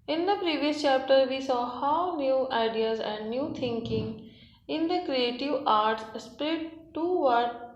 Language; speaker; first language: English; non-native, local second language; Hindi